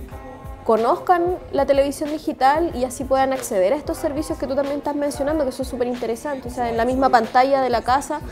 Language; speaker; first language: Spanish; native; Spanish